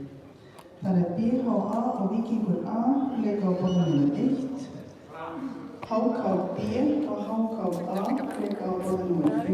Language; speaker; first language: Icelandic; native; Icelandic